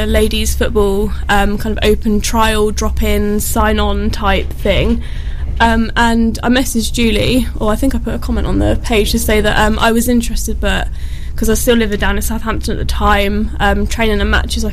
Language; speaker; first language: English; native; English